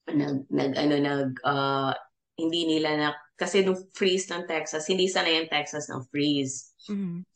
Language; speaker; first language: English; non-native, local second language; Filipino